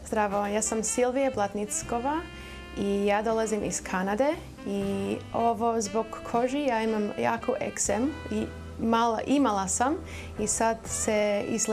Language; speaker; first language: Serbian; early bilingual, heritage; Serbian